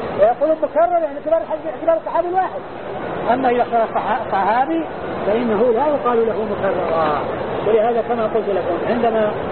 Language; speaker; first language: Arabic; native; Arabic